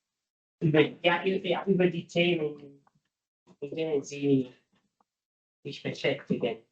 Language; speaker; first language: German; non-native, learner; Italian